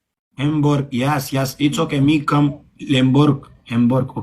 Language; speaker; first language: English; non-native, learner; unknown